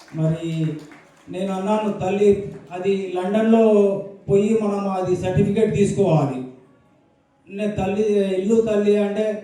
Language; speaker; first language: Telugu; native; Telugu